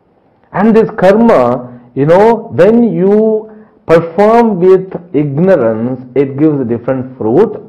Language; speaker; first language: English; non-native, local second language; Telugu